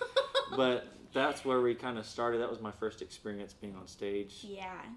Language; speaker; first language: English; native; English